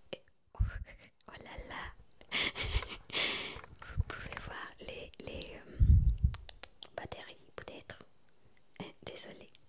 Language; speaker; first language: French; non-native, learner; Spanish